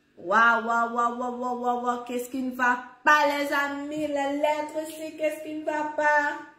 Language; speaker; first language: French; non-native, local second language; Haitian Creole